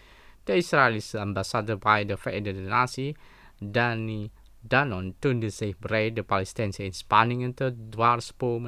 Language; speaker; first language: Dutch; non-native, fluent; Indonesian